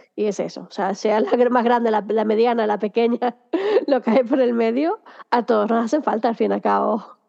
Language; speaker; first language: Spanish; early bilingual, heritage; Spanish